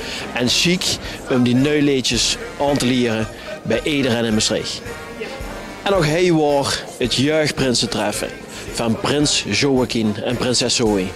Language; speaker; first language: Dutch; non-native, local second language; Limburgish